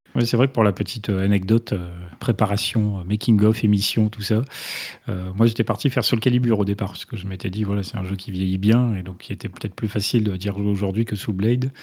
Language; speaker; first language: French; native; French